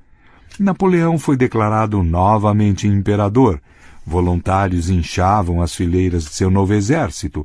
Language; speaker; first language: Portuguese; native; Portuguese